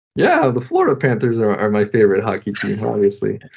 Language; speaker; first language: English; non-native, fluent; French